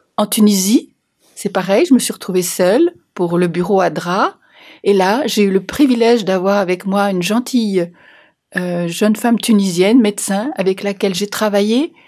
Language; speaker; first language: French; native; French